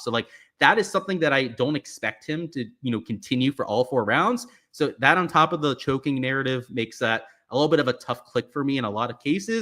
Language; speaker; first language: English; native; English